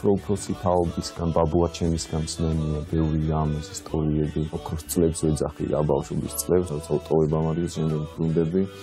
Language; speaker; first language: Georgian; non-native, local second language; Svan